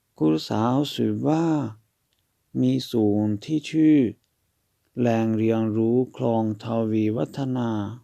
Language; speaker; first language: Thai; non-native, fluent; Hungarian